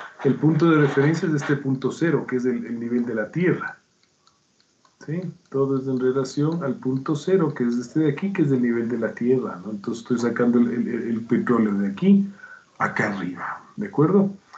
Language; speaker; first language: Spanish; native; Spanish